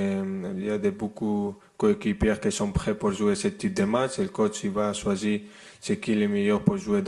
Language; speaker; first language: French; non-native, fluent; Spanish